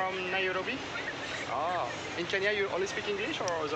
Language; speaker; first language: English; non-native, learner; French